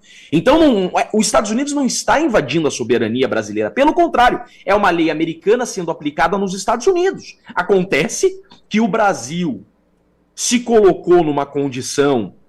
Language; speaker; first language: Portuguese; native; Portuguese